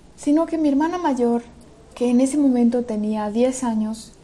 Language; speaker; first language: Spanish; early bilingual, other home language; Russian